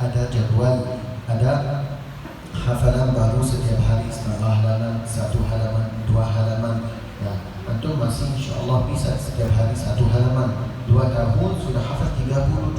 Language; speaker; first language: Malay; non-native, learner; Arabic